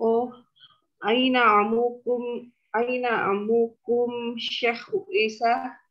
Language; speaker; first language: Arabic; non-native, learner; Indonesian